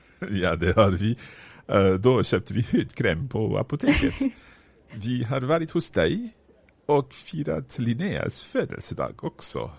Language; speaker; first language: Swedish; non-native, learner; English